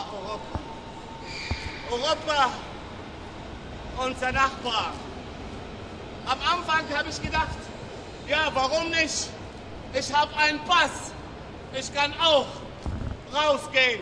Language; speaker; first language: German; non-native, learner; Arabic